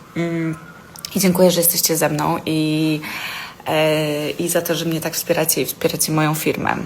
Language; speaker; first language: Polish; native; Polish